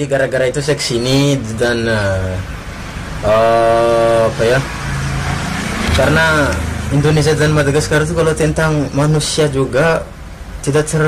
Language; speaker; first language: Indonesian; non-native, fluent; Malagasy